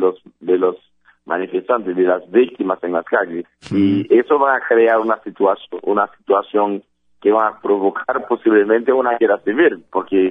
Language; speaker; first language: Spanish; non-native, fluent; Haitian Creole